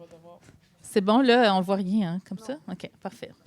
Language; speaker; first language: French; native; French